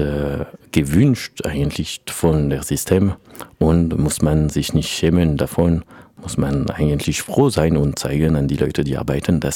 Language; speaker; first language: German; non-native, learner; French